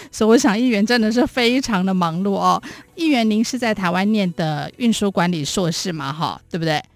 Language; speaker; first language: Chinese; native; Chinese